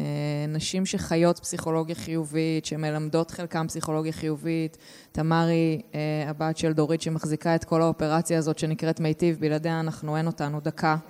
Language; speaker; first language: Hebrew; native; Hebrew